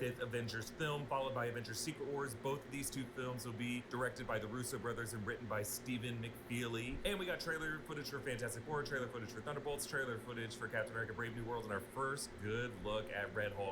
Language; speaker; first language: English; native; English